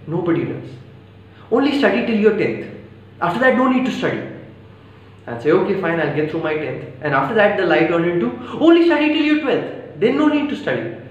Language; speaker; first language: English; non-native, local second language; Maithili